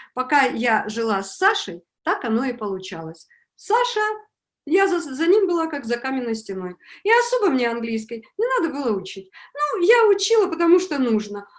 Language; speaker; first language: Russian; native; Russian